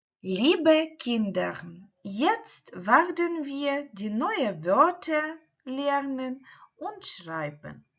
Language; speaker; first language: German; non-native, learner; Ukrainian